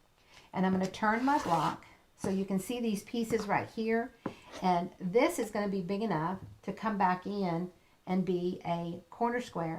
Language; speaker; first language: English; native; English